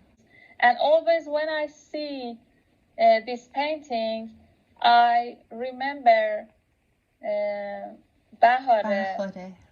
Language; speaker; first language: English; non-native, local second language; Persian